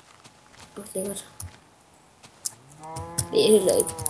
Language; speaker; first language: Danish; native; Danish